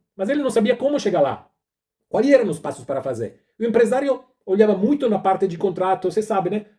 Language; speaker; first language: Portuguese; non-native, fluent; Italian